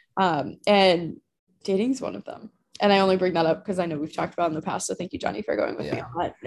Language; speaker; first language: English; native; English